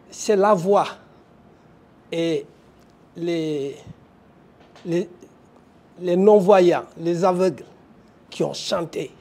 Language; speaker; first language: French; non-native, local second language; Wolof